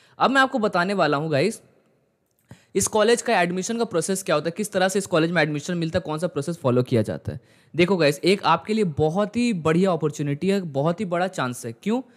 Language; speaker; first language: Hindi; native; Hindi